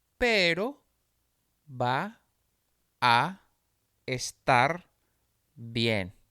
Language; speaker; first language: Spanish; non-native, fluent; English